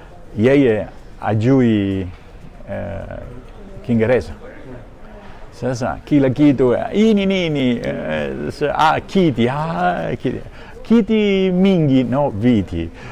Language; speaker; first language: Swahili; non-native, learner; Italian